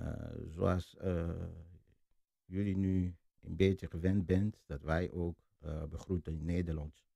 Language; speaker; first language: Dutch; non-native, fluent; Lingala